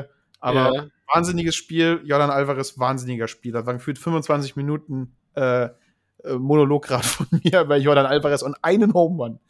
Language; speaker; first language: German; native; German